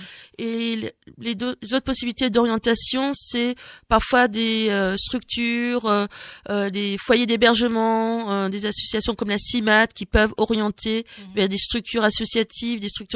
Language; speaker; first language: French; native; French